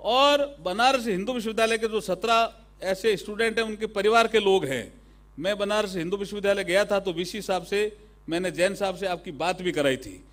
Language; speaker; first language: Hindi; native; Hindi